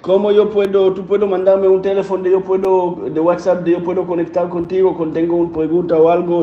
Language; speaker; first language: Spanish; non-native, learner; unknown